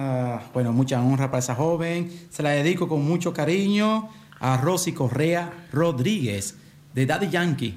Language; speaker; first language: Spanish; native; Spanish